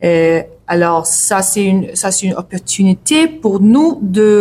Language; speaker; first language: French; non-native, learner; English